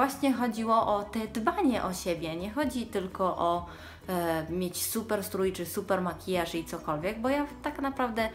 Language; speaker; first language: Polish; early bilingual, heritage; Polish